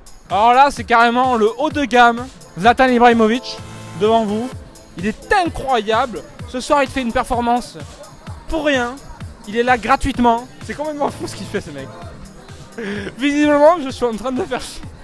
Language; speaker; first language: French; native; French